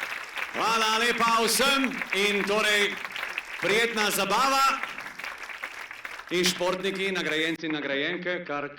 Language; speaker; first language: Slovenian; native; Slovenian